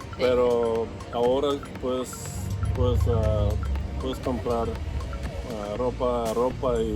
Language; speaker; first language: Spanish; non-native, fluent; Russian